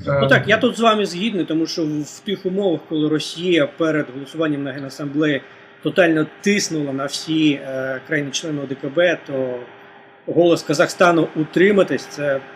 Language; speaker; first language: Ukrainian; native; Ukrainian